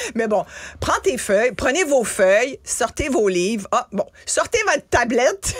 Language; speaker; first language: French; native; French